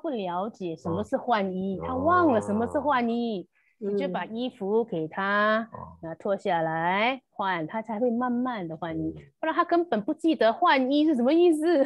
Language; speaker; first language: Chinese; native; Chinese